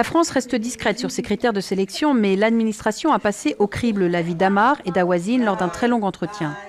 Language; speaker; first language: French; native; French